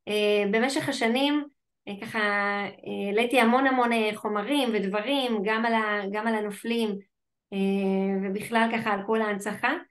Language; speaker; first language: Hebrew; native; Hebrew